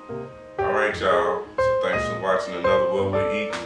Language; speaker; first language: English; native; English